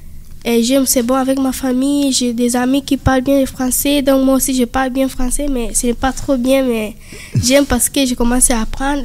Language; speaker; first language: French; non-native, learner; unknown